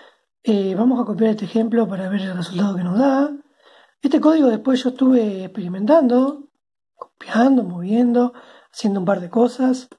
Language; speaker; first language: Spanish; native; Spanish